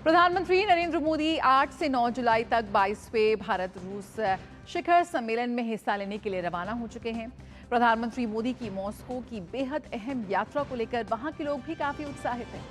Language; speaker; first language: Hindi; native; Hindi